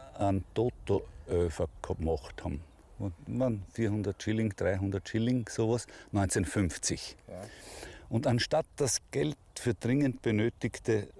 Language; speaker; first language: German; non-native, local second language; Croatian